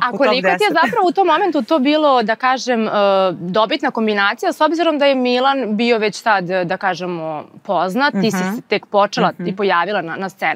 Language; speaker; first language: Serbian; native; Serbian